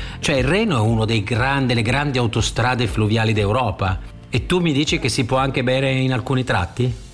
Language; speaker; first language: Italian; native; Italian